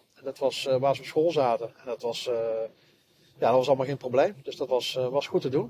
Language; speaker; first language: Dutch; native; Dutch